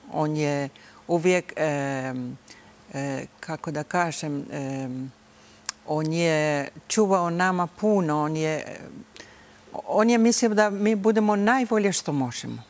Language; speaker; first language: Bosnian; early bilingual, heritage; Bosnian